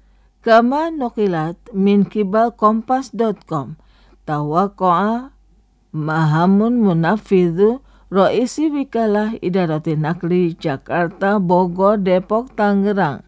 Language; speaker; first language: Arabic; non-native, fluent; Indonesian